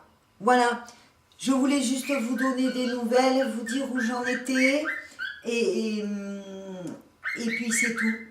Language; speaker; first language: French; native; French